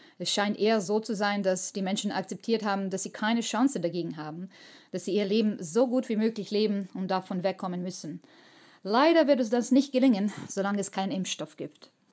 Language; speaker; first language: German; native; German